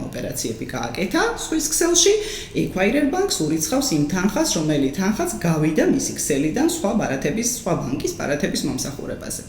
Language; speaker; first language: Georgian; native; Georgian